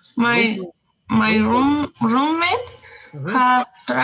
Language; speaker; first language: English; non-native, learner; Spanish